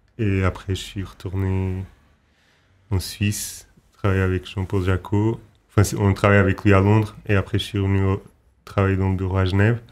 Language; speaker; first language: French; non-native, fluent; Portuguese